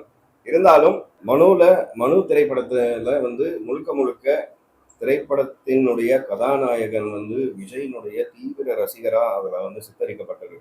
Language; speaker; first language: Tamil; native; Tamil